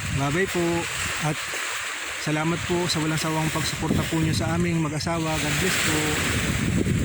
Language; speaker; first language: Filipino; native; Filipino